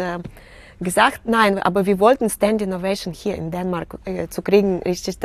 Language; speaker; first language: German; non-native, fluent; Russian